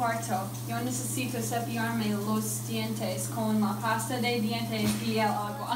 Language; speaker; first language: Spanish; non-native, learner; English